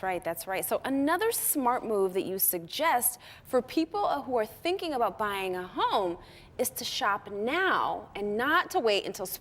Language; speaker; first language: English; native; English